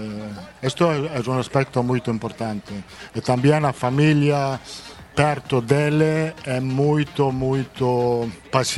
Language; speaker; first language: Spanish; non-native, fluent; Italian